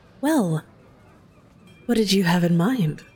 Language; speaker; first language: English; native; English